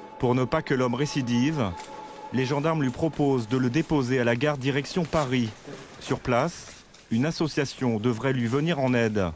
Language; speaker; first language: French; native; French